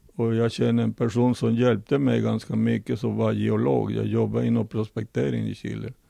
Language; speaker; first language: Swedish; non-native, fluent; Spanish